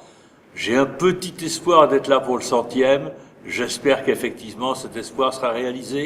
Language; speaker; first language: French; native; French